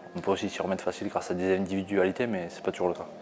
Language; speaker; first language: French; native; French